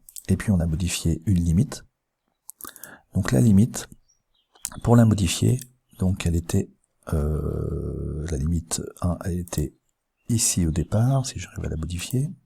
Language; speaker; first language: French; native; French